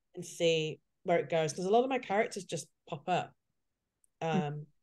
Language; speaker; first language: English; native; English